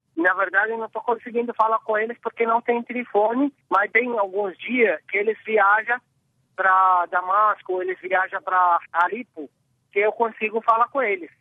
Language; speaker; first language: Portuguese; non-native, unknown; Arabic